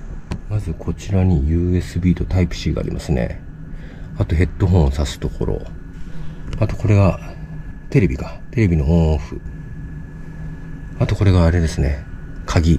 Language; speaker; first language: Japanese; native; Japanese